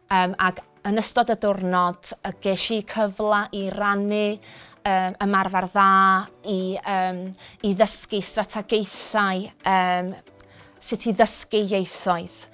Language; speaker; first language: Welsh; native; Welsh